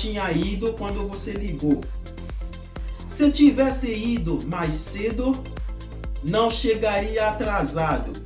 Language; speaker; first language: Portuguese; non-native, fluent; Haitian Creole